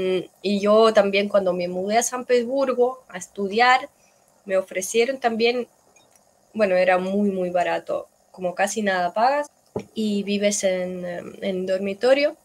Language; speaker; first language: Spanish; non-native, fluent; Russian